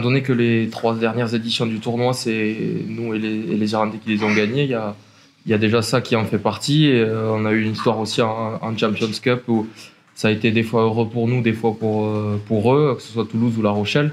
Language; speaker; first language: French; native; French